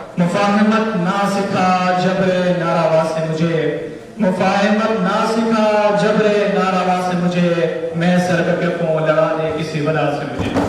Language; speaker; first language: Urdu; non-native, local second language; Gujari